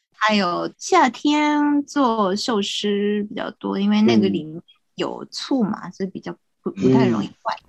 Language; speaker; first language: Chinese; non-native, fluent; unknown